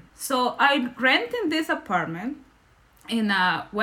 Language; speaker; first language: English; non-native, learner; Spanish